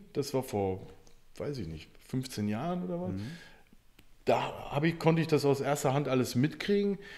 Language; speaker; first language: German; native; German